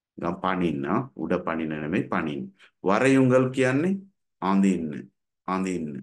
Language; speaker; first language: Sinhala; non-native, local second language; Tamil